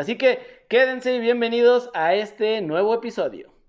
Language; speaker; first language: Spanish; native; Spanish